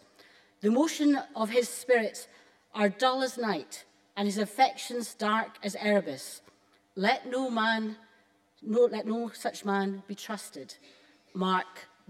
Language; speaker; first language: English; native; English